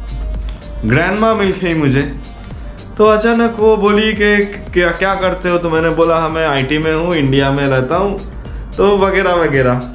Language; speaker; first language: Hindi; non-native, local second language; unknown